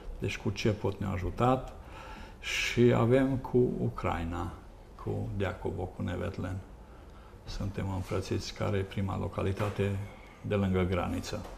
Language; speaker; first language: Romanian; non-native, local second language; Hungarian